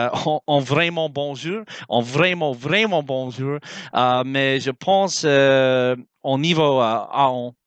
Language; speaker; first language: French; non-native, learner; English